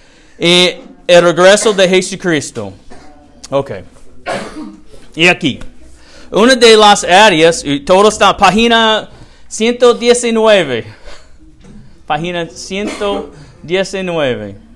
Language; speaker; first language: Spanish; non-native, learner; English